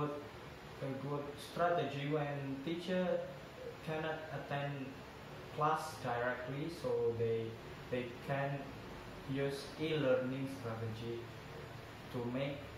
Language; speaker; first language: English; non-native, learner; Indonesian